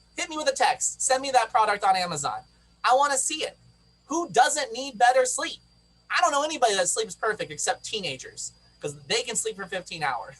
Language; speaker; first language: English; native; English